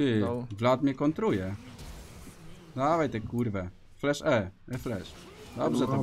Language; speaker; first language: Polish; native; Polish